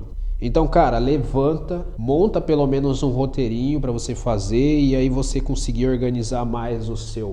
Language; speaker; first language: Portuguese; native; Portuguese